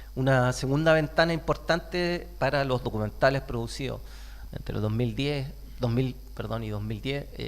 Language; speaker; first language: Spanish; native; Spanish